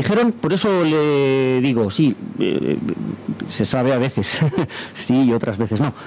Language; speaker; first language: Spanish; native; Spanish